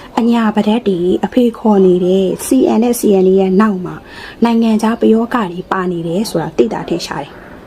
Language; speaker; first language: Burmese; native; Burmese